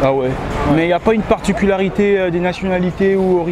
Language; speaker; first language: French; native; French